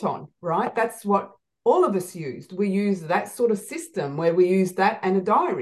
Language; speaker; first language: English; native; English